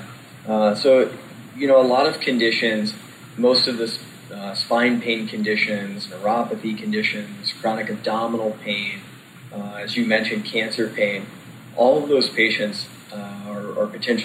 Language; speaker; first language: English; native; English